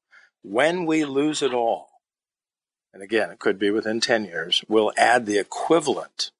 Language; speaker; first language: English; native; English